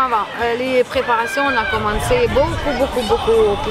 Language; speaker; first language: French; non-native, learner; Ukrainian